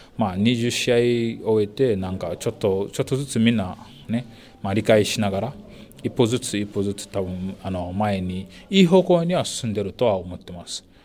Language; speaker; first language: Japanese; non-native, fluent; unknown